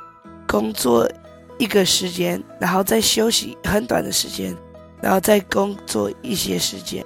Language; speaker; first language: Chinese; early bilingual, heritage; Chinese